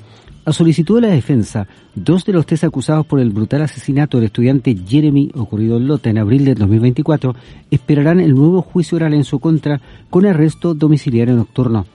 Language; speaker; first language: Spanish; native; Spanish